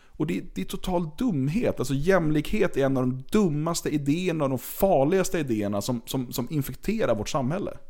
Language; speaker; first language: Swedish; native; Swedish